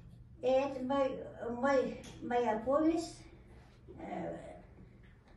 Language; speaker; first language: Russian; non-native, local second language; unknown